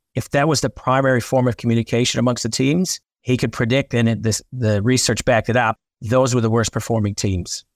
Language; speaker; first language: English; native; English